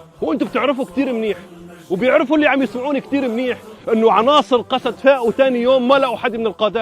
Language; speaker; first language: Arabic; native; Arabic